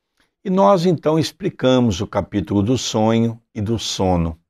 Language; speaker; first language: Portuguese; native; Portuguese